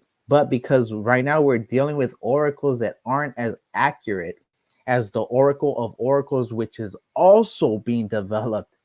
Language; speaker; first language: English; native; English